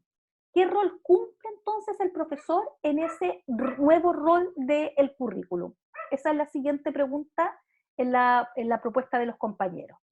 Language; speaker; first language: Spanish; native; Spanish